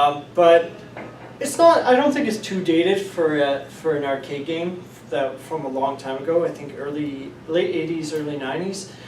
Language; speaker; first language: English; native; English